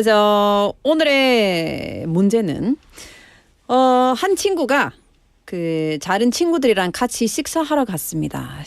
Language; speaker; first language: Korean; non-native, learner; English